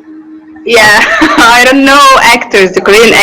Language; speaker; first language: English; non-native, learner; Arabic